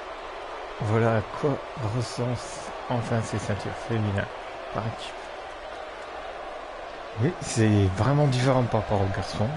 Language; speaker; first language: French; native; French